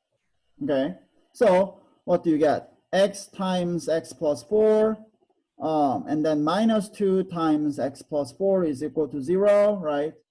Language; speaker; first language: English; non-native, fluent; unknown